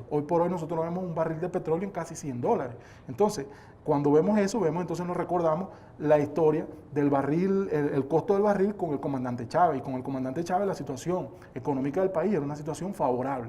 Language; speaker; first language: Spanish; native; Spanish